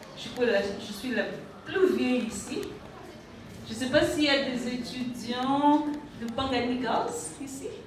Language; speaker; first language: French; non-native, fluent; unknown